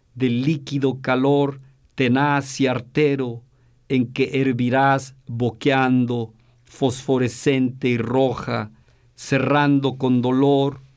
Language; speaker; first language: English; non-native, fluent; Spanish